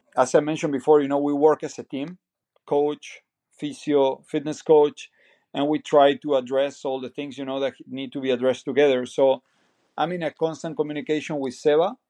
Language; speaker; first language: English; non-native, fluent; Spanish